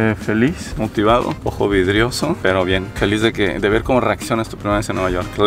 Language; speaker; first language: Spanish; native; Spanish